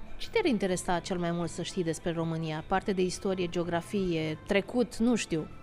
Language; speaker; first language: Romanian; native; Romanian